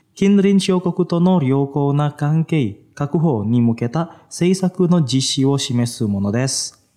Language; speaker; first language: Japanese; non-native, fluent; Indonesian